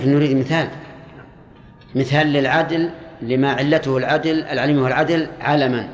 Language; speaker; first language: Arabic; native; Arabic